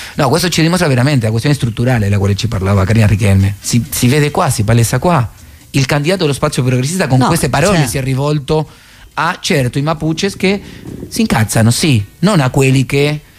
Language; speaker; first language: Italian; non-native, fluent; Spanish